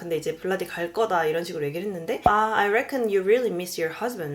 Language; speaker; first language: Korean; native; Korean